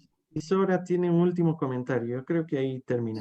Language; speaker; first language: Spanish; native; Spanish